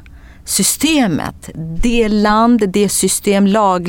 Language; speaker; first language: Swedish; non-native, fluent; Kurdish